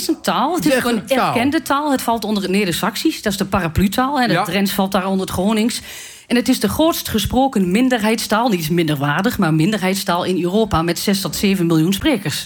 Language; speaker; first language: Dutch; native; Dutch